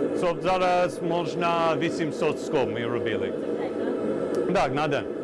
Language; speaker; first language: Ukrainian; non-native, learner; English